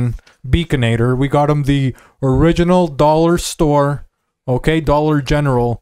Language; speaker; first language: English; native; English